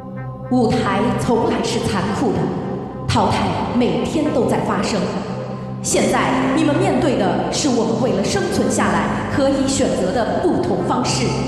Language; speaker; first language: Chinese; native; Chinese